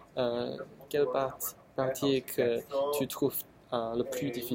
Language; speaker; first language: French; non-native, learner; Chinese